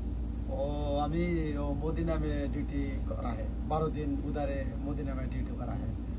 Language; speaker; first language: Hindi; non-native, learner; Bangla